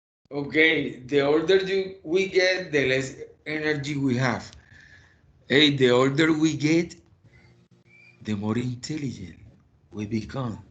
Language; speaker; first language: English; non-native, fluent; Spanish